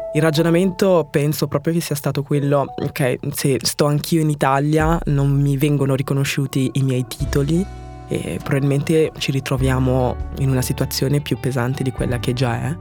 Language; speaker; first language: Italian; early bilingual, other home language; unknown